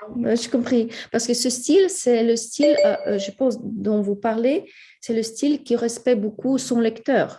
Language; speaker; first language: French; non-native, fluent; Ukrainian